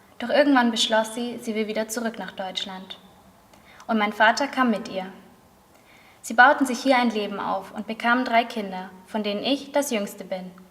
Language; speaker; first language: German; native; German